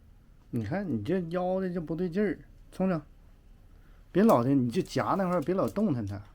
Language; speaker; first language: Chinese; native; Chinese